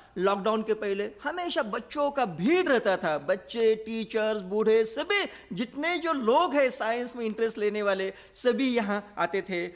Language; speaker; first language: Hindi; non-native, local second language; Marathi